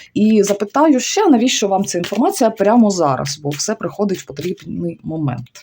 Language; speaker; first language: Ukrainian; non-native, local second language; Russian